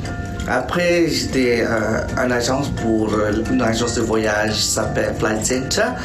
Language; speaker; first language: French; non-native, fluent; English